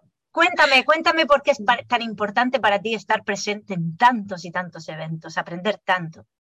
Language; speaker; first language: Spanish; native; Spanish